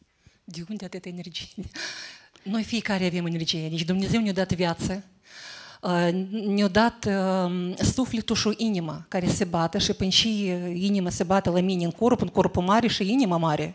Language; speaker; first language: Romanian; native; Romanian